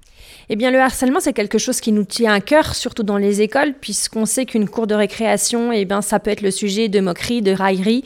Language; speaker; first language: French; native; French